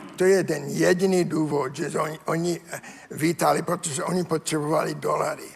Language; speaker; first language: Czech; non-native, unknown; English